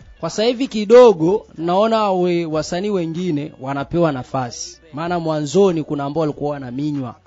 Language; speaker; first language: Swahili; non-native, local second language; Rundi